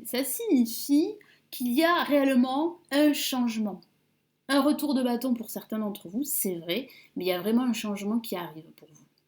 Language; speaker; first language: French; native; French